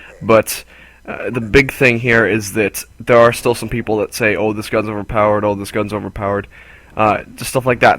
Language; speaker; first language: English; native; English